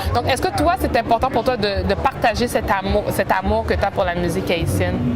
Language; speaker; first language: French; native; French